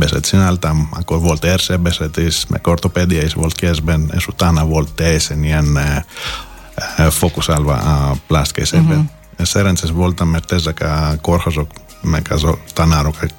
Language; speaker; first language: Hungarian; non-native, fluent; Greek